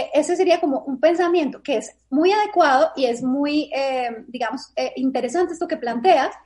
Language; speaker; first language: Spanish; native; Spanish